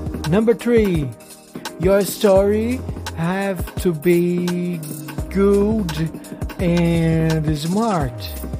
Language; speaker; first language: English; non-native, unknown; Portuguese